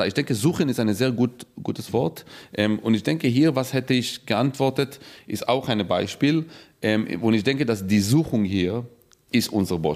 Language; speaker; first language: German; non-native, fluent; Hebrew